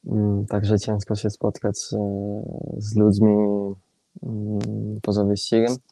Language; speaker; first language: Polish; non-native, fluent; Italian